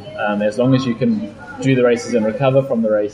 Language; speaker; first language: English; native; English